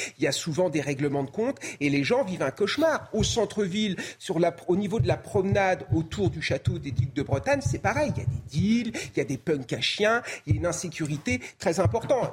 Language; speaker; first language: French; native; French